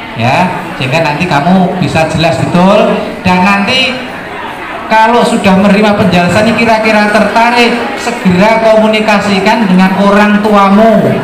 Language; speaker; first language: Indonesian; non-native, local second language; Javanese